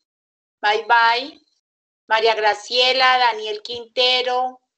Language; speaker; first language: Spanish; native; Spanish